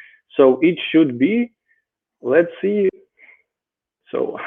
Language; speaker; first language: English; non-native, fluent; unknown